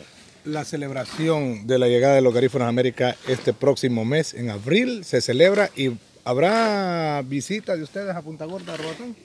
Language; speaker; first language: Spanish; native; Spanish